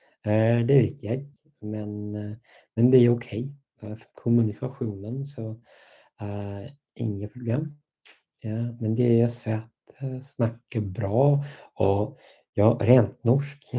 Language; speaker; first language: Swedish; non-native, fluent; English